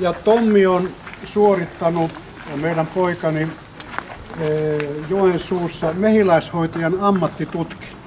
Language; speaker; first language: Finnish; native; Finnish